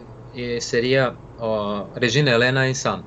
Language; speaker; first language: Portuguese; non-native, fluent; Serbian